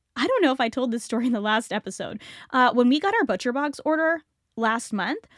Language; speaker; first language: English; native; English